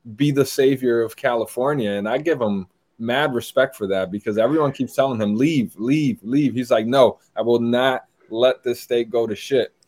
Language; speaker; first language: English; early bilingual, other home language; Portuguese